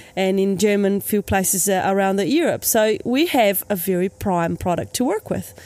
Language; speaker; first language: English; native; English